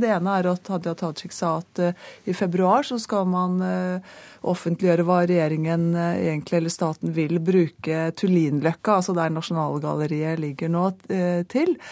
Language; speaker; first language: Norwegian; native; Norwegian